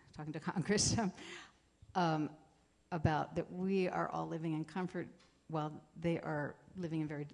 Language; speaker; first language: English; native; English